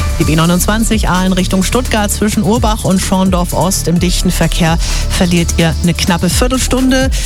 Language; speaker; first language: German; native; German